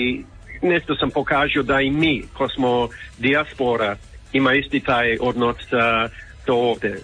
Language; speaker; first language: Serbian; early bilingual, heritage; English